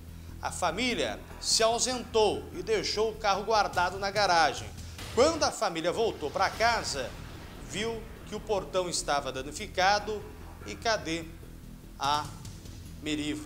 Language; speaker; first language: Portuguese; native; Portuguese